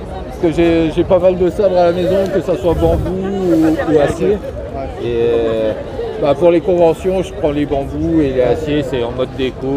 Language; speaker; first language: French; native; French